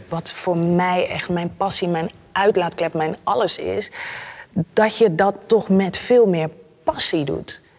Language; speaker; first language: Dutch; native; Dutch